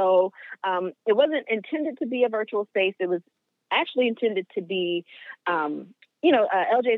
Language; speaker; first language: English; native; English